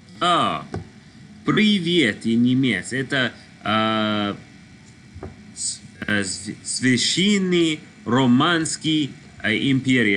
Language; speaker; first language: Russian; non-native, learner; English